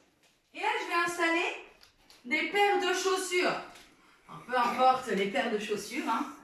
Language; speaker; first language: French; native; French